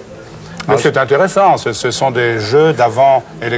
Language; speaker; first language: French; native; French